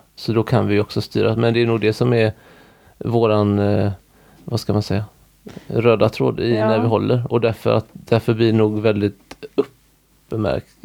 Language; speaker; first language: Swedish; native; Swedish